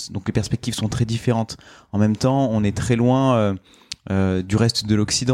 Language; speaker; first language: French; native; French